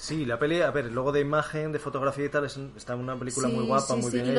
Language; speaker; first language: Spanish; native; Spanish